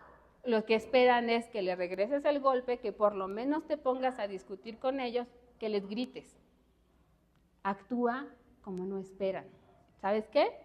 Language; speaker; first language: Spanish; native; Spanish